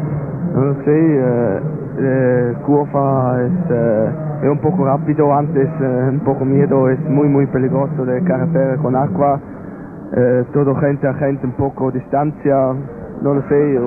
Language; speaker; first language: Spanish; non-native, learner; German